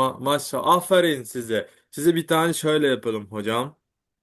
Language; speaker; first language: Turkish; non-native, fluent; Uzbek